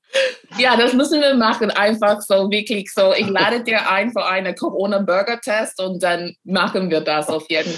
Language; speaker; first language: German; non-native, fluent; English